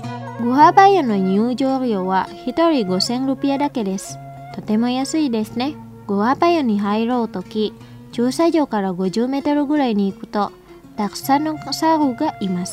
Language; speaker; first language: Japanese; non-native, fluent; Indonesian